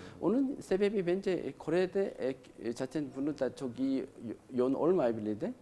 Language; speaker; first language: Turkish; non-native, learner; Korean